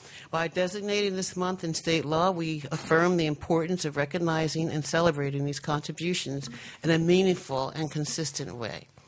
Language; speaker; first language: English; native; English